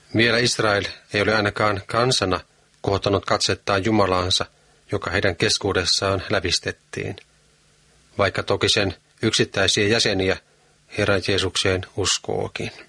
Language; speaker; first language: Finnish; native; Finnish